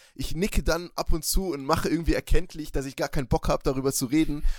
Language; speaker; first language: German; early bilingual, other home language; Turkish